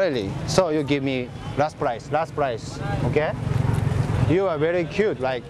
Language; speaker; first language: English; non-native, learner; Thai